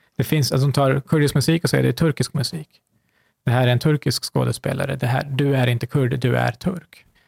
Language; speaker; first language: Swedish; early bilingual, other home language; Kurdish